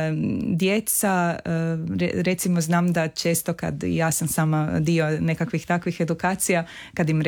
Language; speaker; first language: Serbian; native; Serbian